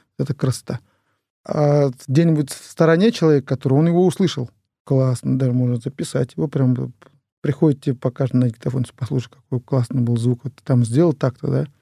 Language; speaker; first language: Russian; non-native, local second language; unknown